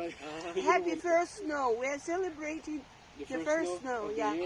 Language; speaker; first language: English; non-native, learner; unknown